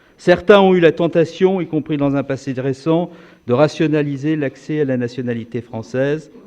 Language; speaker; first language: French; native; French